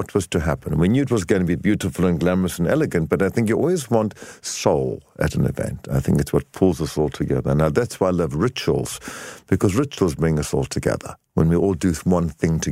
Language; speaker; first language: English; native; English